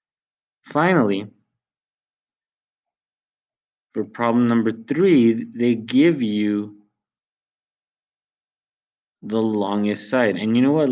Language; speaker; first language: English; native; English